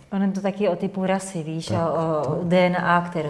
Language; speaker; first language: Czech; native; Czech